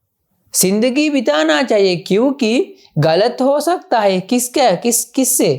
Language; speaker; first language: Hindi; non-native, fluent; Sinhala